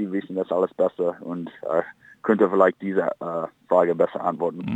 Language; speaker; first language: German; non-native, fluent; English